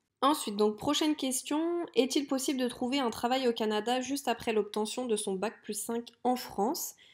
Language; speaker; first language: French; native; French